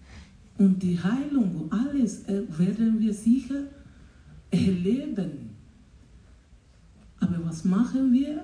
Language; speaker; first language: German; non-native, learner; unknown